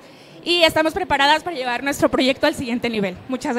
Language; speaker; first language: Spanish; native; Spanish